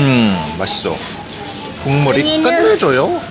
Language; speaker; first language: Korean; native; Korean